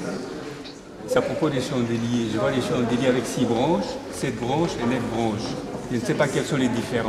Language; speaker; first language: French; native; French